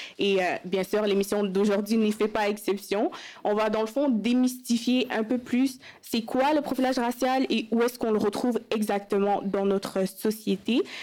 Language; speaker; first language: French; early bilingual, other home language; Wolof